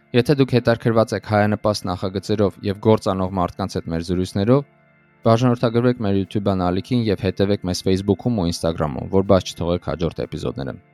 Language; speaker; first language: Armenian; native; Armenian